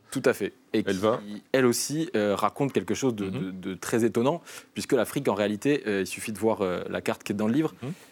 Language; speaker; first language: French; native; French